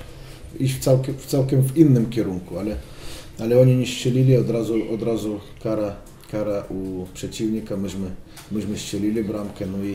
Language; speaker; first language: Polish; non-native, fluent; Russian